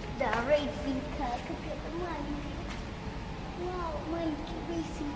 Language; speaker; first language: Russian; early bilingual, heritage; Russian